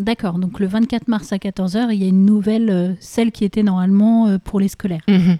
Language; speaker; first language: French; native; French